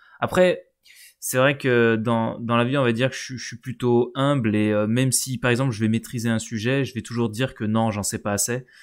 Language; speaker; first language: French; native; French